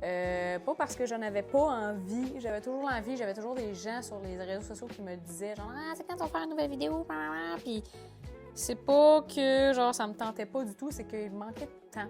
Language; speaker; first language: French; native; French